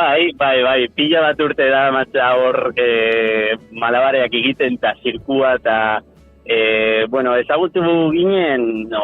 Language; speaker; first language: Basque; non-native, local second language; Spanish